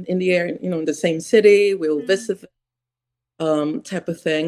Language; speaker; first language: English; non-native, fluent; Spanish